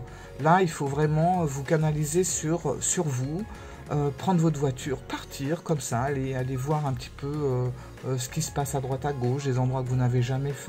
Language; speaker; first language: French; native; French